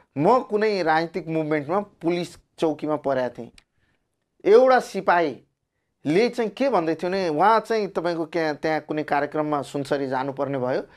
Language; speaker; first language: Nepali; non-native, local second language; Maithili